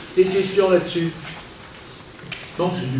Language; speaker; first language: French; native; French